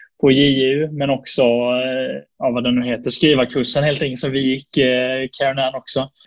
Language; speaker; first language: Swedish; native; Swedish